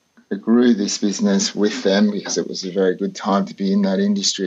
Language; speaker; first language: English; native; English